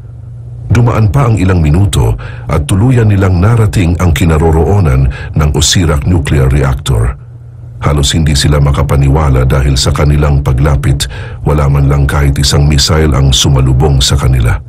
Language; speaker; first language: Filipino; native; Filipino